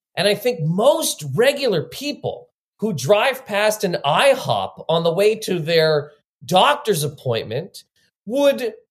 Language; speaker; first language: English; native; English